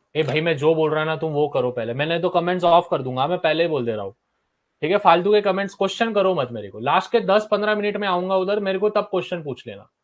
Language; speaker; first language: Hindi; non-native, local second language; Marathi